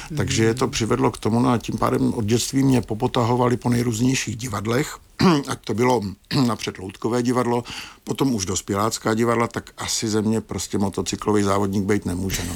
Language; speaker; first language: Czech; native; Czech